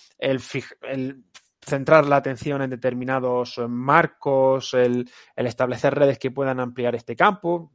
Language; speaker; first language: Spanish; native; Spanish